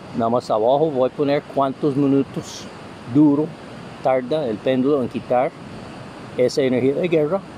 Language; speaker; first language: Spanish; non-native, fluent; English